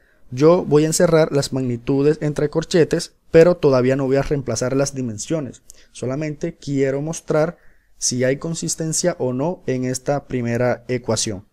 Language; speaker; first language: Spanish; native; Spanish